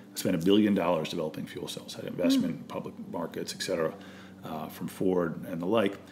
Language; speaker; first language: English; native; English